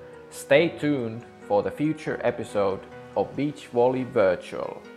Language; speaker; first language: English; non-native, fluent; Finnish